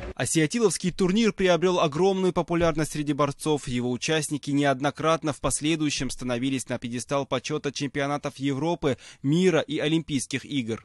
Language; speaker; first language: Russian; non-native, local second language; Avaric